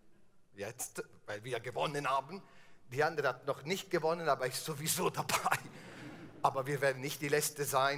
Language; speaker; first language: German; non-native, fluent; Italian